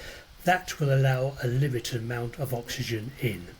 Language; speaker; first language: English; native; English